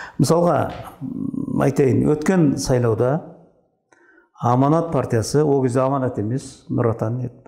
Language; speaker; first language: Kazakh; native; Kazakh